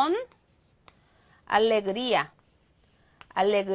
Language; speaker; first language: Spanish; non-native, fluent; Korean